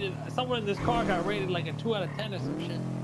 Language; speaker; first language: English; native; English